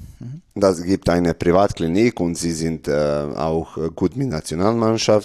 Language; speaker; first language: German; non-native, learner; Serbian